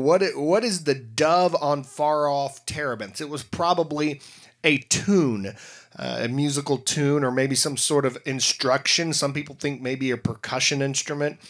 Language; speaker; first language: English; native; English